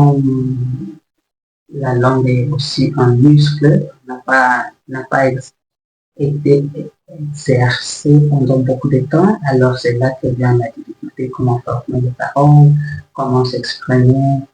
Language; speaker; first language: French; non-native, learner; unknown